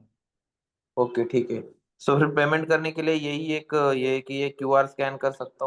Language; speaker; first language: Hindi; non-native, local second language; Marathi